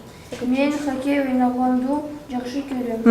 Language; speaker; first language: Kyrgyz; non-native, local second language; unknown